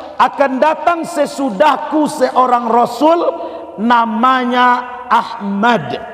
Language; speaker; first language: Malay; non-native, local second language; Minangkabau